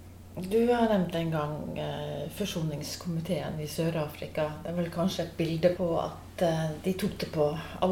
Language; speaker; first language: Norwegian; native; Norwegian